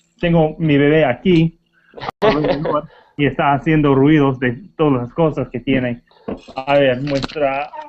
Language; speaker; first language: Spanish; non-native, learner; English